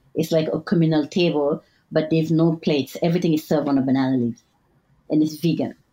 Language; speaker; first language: English; non-native, fluent; French